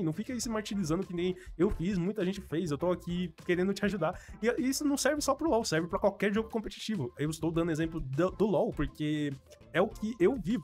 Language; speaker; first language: Portuguese; native; Portuguese